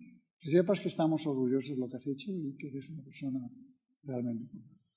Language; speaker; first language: Spanish; native; Spanish